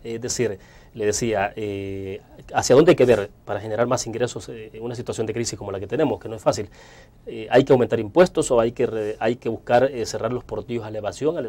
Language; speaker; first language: Spanish; native; Spanish